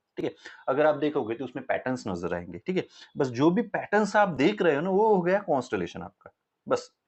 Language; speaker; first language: Hindi; non-native, local second language; Marathi